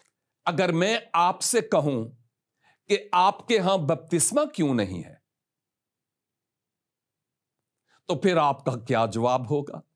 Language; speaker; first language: Urdu; native; Urdu